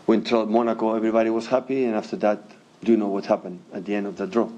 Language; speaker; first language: English; non-native, fluent; Catalan